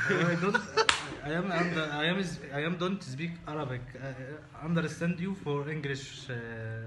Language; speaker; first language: English; non-native, learner; Arabic